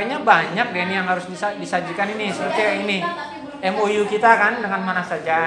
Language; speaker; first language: Indonesian; native; Indonesian